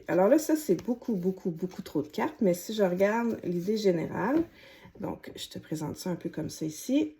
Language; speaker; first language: French; native; French